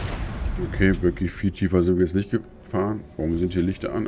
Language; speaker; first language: German; native; German